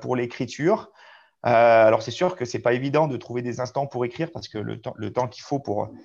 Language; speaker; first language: French; native; French